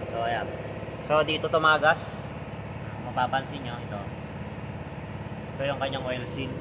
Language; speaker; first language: Filipino; native; Filipino